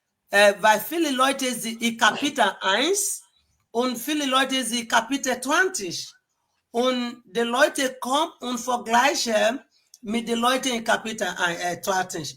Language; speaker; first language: German; non-native, fluent; Igbo